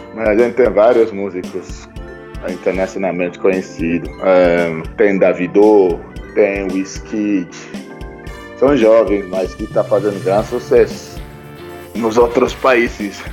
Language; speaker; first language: Portuguese; non-native, fluent; Igbo